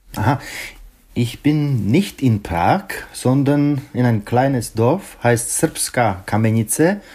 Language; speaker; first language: German; non-native, learner; Czech